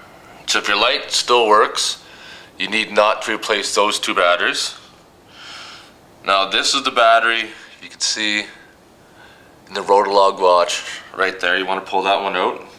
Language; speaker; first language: English; native; English